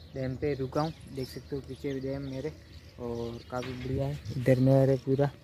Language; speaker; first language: Hindi; native; Hindi